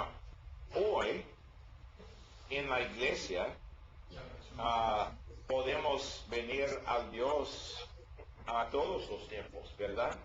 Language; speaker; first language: Spanish; non-native, learner; English